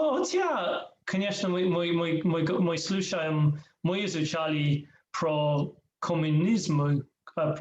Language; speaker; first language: Russian; non-native, learner; English